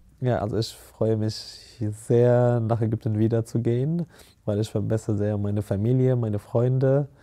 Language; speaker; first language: German; non-native, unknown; Arabic